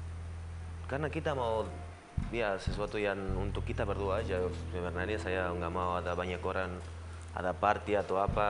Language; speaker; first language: Indonesian; non-native, learner; Spanish